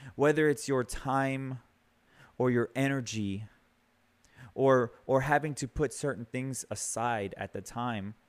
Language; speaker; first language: English; early bilingual, other home language; Spanish